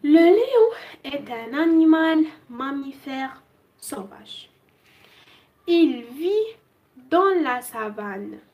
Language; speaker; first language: French; non-native, local second language; Arabic